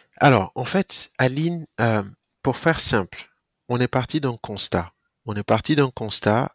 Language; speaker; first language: French; non-native, local second language; Mossi